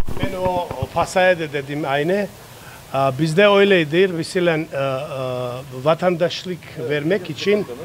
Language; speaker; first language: Turkish; non-native, learner; Georgian